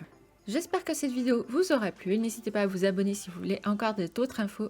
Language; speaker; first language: French; native; French